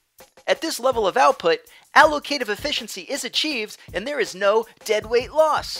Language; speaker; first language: English; native; English